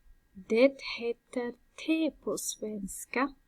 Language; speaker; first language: Swedish; non-native, fluent; Persian